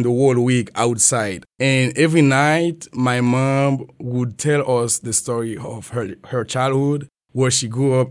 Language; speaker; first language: English; non-native, fluent; French